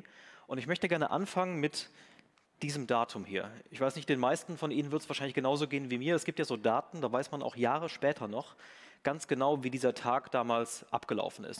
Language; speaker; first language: German; native; German